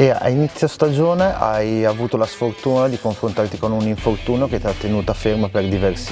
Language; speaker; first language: Italian; native; Italian